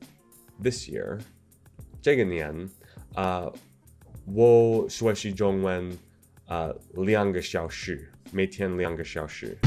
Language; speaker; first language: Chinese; non-native, learner; English